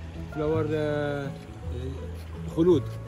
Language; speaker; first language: English; non-native, learner; Arabic